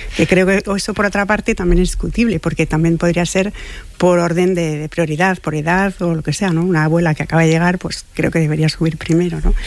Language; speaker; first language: Spanish; non-native, fluent; French